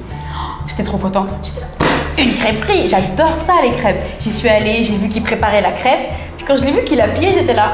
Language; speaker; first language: French; native; French